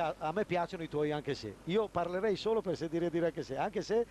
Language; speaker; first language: Italian; native; Italian